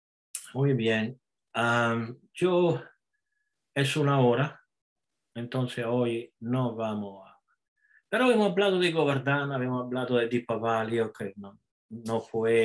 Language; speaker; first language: Spanish; non-native, fluent; Italian